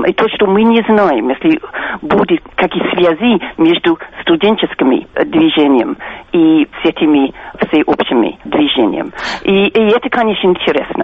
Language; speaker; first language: Russian; non-native, fluent; English